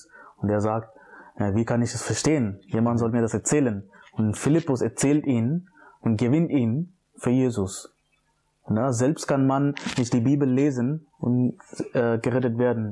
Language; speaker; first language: German; non-native, fluent; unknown